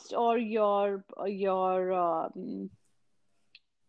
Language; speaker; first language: English; non-native, local second language; Hindi